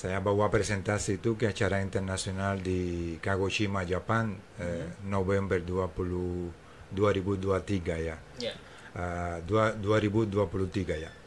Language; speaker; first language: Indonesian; non-native, fluent; English